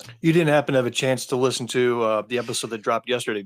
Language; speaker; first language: English; native; English